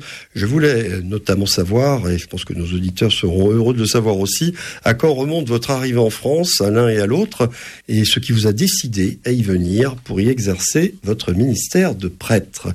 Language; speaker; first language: French; native; French